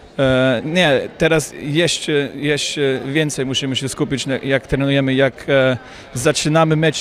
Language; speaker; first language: Polish; non-native, fluent; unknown